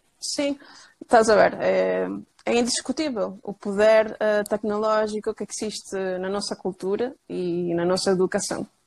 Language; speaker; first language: Portuguese; non-native, fluent; Spanish